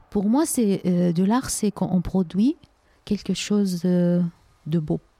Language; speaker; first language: French; non-native, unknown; Arabic